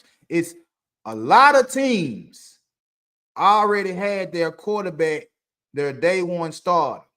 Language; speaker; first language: English; native; English